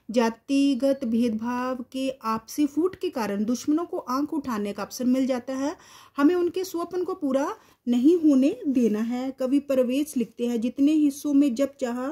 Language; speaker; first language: Hindi; native; Hindi